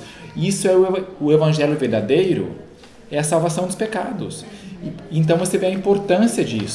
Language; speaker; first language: Portuguese; native; Portuguese